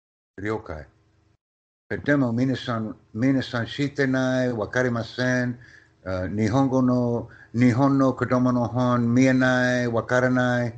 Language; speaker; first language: Japanese; non-native, learner; English